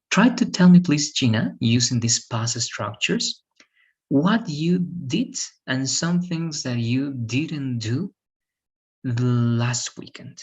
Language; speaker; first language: English; non-native, fluent; Spanish